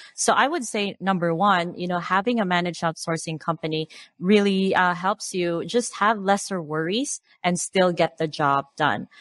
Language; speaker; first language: English; non-native, local second language; Cebuano